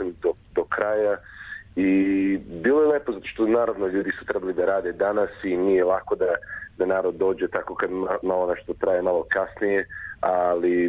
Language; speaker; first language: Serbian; early bilingual, heritage; Croatian